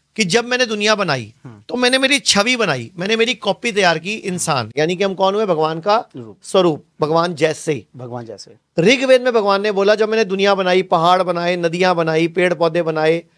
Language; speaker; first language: Hindi; native; Hindi